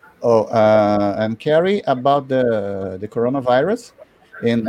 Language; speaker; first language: English; non-native, learner; Portuguese